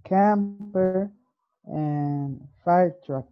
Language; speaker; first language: English; non-native, learner; Spanish